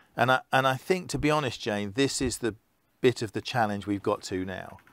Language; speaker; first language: English; native; English